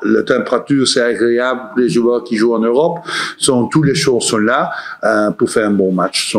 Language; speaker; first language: French; non-native, learner; Dutch